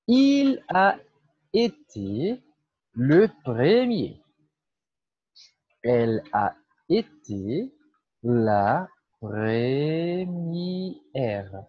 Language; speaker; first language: French; non-native, fluent; Portuguese